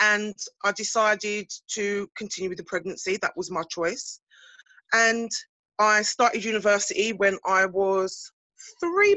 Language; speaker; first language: English; native; English